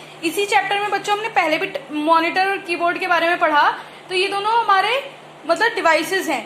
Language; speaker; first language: Hindi; native; Hindi